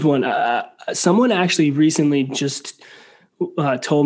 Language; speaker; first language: English; native; English